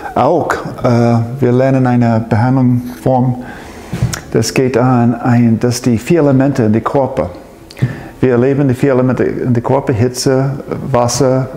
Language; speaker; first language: German; non-native, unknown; English